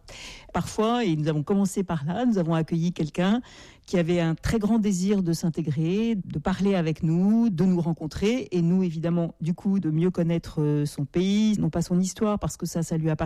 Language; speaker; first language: French; native; French